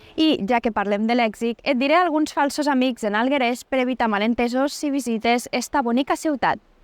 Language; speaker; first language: Catalan; native; Catalan